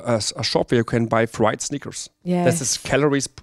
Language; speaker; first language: English; non-native, learner; German